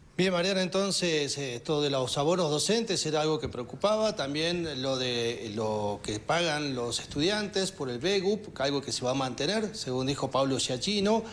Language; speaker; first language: Spanish; native; Spanish